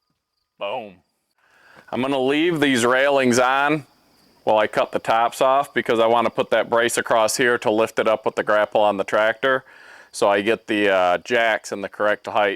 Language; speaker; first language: English; native; English